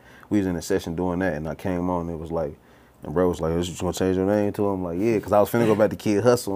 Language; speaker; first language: English; native; English